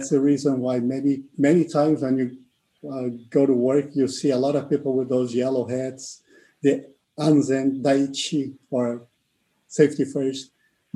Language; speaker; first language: English; non-native, fluent; Portuguese